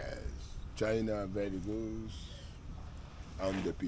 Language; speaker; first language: English; non-native, learner; Portuguese